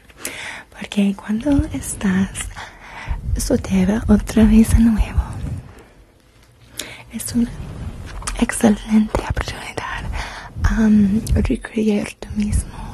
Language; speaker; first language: Spanish; non-native, learner; English